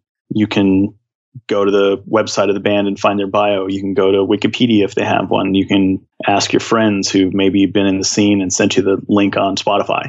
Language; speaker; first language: English; native; English